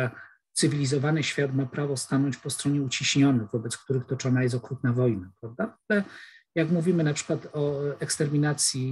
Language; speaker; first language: Polish; native; Polish